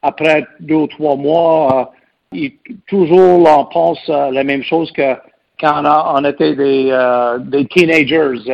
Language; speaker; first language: French; non-native, local second language; English